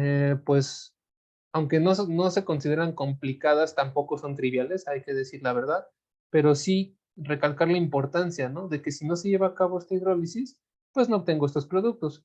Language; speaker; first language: Spanish; native; Spanish